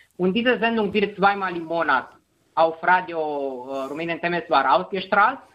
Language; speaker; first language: German; non-native, fluent; Romanian